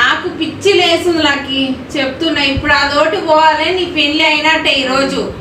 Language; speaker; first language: Telugu; native; Telugu